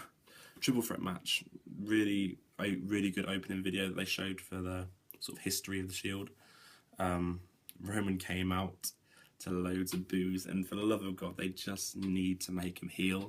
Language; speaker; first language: English; native; English